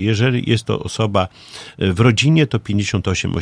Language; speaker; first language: Polish; native; Polish